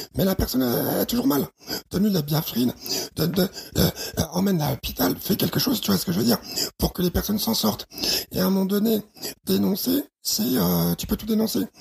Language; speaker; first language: French; early bilingual, other home language; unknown